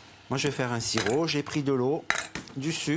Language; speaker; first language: French; native; French